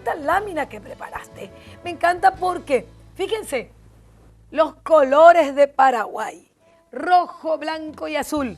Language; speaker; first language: Spanish; native; Spanish